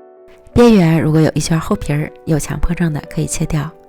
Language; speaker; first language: Chinese; native; Chinese